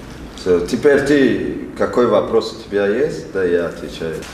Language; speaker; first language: Russian; non-native, learner; Persian